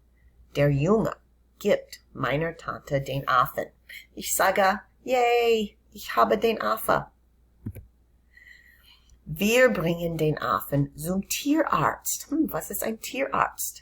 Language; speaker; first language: German; non-native, fluent; English